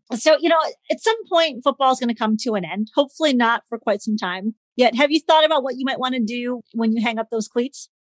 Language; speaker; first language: English; native; English